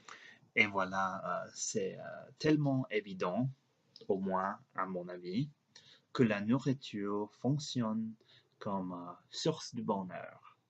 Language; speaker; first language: French; non-native, learner; English